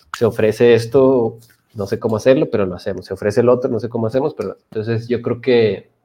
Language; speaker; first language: Spanish; native; Spanish